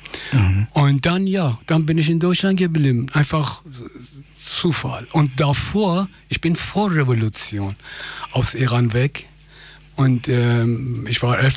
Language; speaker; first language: German; non-native, fluent; Persian